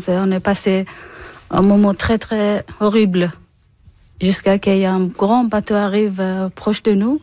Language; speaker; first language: French; non-native, learner; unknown